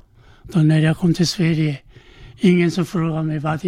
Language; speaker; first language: Swedish; non-native, learner; Korean